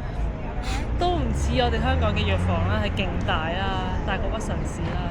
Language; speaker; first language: Cantonese; native; Cantonese